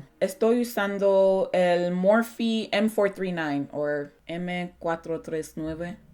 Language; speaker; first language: Spanish; non-native, learner; English